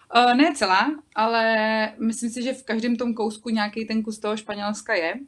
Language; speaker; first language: Czech; native; Czech